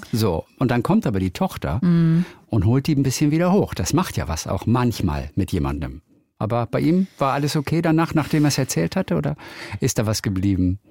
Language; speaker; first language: German; native; German